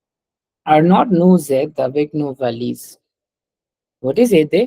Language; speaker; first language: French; non-native, fluent; Hindi